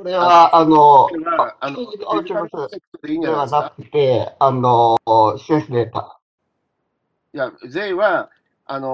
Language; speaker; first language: Japanese; non-native, fluent; Chinese